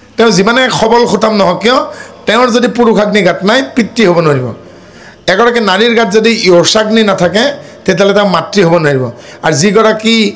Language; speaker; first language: Assamese; non-native, local second language; Bodo